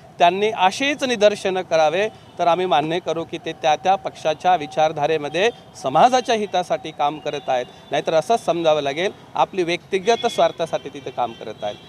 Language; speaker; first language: Marathi; native; Marathi